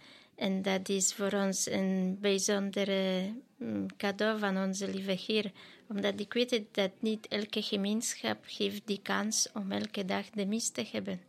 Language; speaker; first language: Dutch; non-native, fluent; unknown